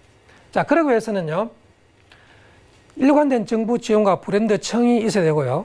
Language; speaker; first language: Korean; native; Korean